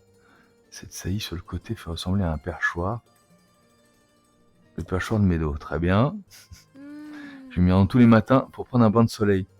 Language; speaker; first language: French; native; French